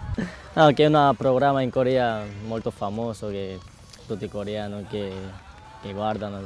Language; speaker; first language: Italian; non-native, learner; Korean